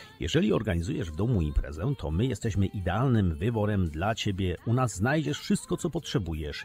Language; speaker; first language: Polish; native; Polish